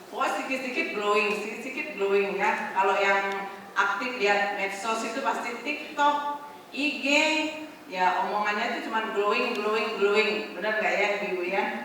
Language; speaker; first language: Indonesian; native; Indonesian